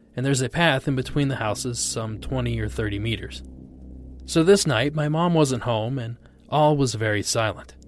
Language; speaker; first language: English; non-native, fluent; Portuguese